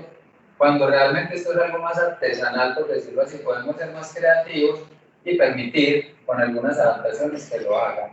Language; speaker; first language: Spanish; native; Spanish